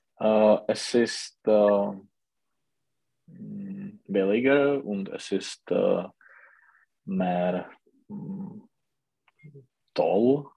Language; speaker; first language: German; non-native, learner; Czech